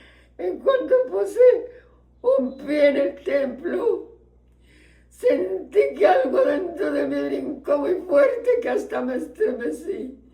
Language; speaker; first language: Spanish; native; Spanish